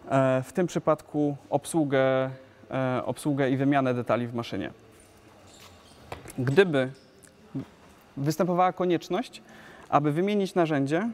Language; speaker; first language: Polish; native; Polish